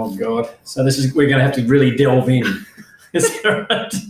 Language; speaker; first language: English; native; English